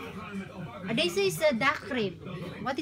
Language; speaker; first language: Dutch; non-native, learner; Filipino